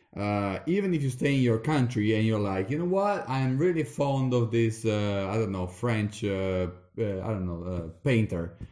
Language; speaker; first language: English; non-native, fluent; Italian